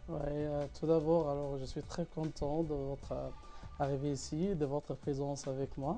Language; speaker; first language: French; non-native, fluent; Arabic